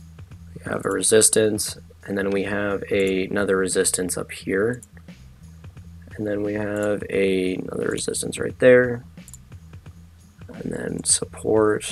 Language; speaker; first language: English; native; English